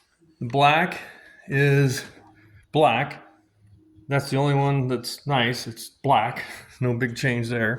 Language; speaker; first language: English; native; English